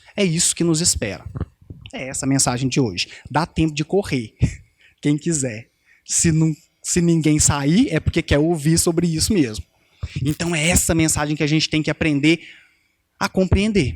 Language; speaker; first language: Portuguese; native; Portuguese